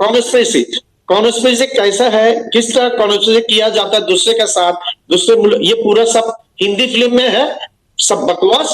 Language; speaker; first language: Hindi; non-native, learner; Bangla